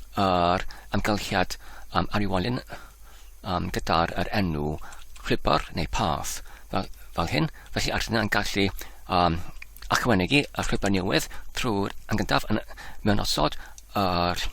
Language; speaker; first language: Welsh; non-native, fluent; English